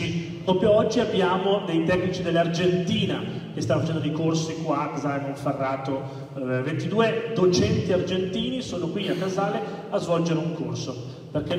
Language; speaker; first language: Italian; native; Italian